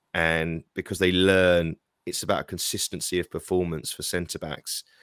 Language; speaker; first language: English; native; English